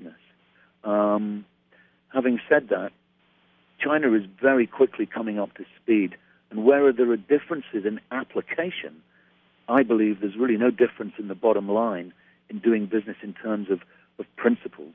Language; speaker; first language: English; native; English